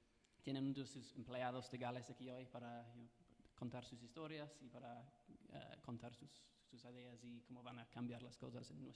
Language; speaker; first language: Spanish; non-native, fluent; English